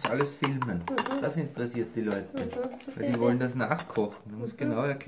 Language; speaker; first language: German; native; German